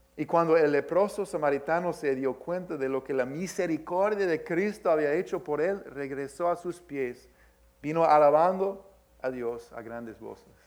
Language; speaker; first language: Spanish; early bilingual, heritage; Spanish